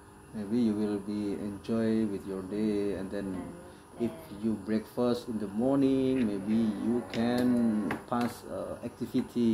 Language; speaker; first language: English; non-native, learner; Indonesian